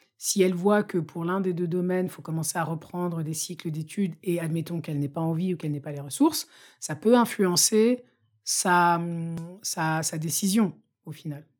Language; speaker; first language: French; non-native, local second language; Bambara